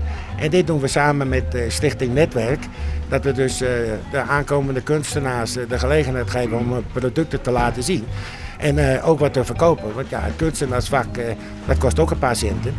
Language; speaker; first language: Dutch; native; Dutch